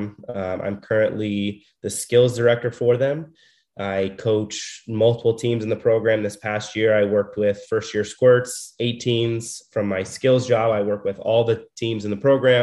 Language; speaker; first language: English; native; English